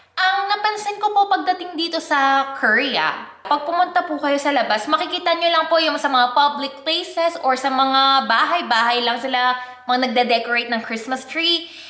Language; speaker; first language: Filipino; non-native, fluent; Korean